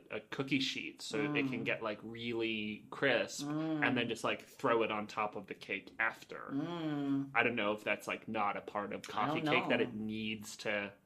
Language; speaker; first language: English; native; English